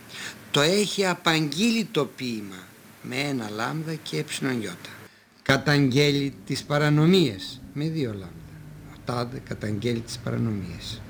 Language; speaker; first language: Greek; native; Greek